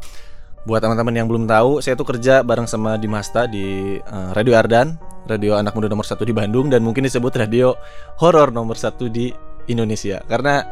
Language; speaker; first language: Indonesian; native; Indonesian